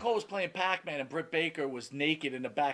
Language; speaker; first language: English; native; English